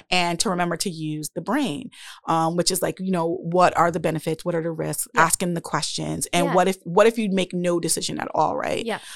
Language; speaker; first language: English; native; English